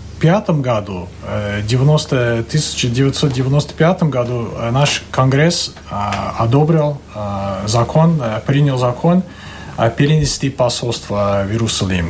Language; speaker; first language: Russian; non-native, fluent; English